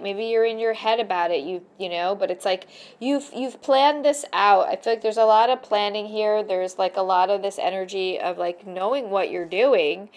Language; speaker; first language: English; native; English